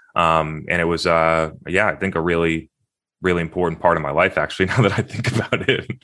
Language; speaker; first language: English; native; English